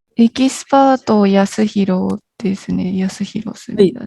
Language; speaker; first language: Japanese; native; Japanese